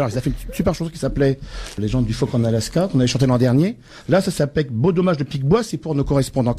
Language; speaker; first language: French; native; French